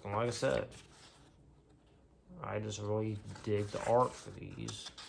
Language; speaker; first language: English; native; English